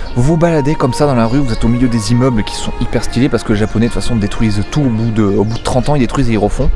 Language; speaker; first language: French; native; French